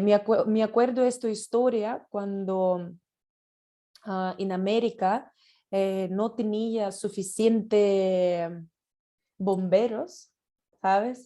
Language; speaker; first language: Spanish; non-native, learner; Russian